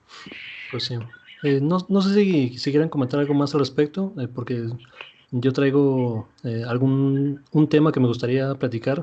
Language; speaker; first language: Spanish; native; Spanish